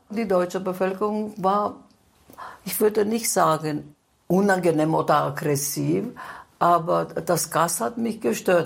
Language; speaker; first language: German; non-native, fluent; Greek